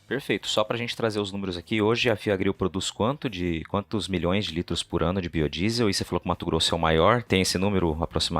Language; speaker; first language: Portuguese; native; Portuguese